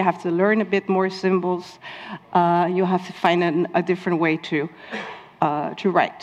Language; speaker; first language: English; non-native, fluent; Dutch